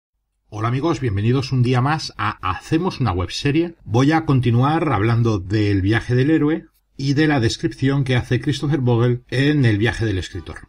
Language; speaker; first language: Spanish; native; Spanish